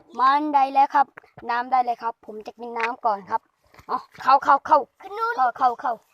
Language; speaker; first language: Thai; native; Thai